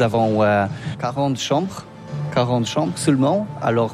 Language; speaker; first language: French; non-native, learner; Polish